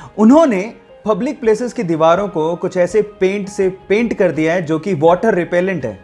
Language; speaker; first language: Hindi; native; Hindi